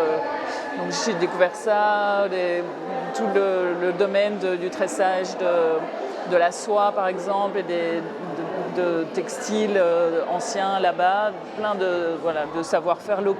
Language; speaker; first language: French; native; French